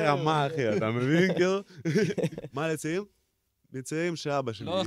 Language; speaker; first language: Hebrew; non-native, fluent; Russian